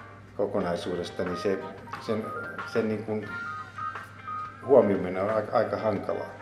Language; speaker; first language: Finnish; native; Finnish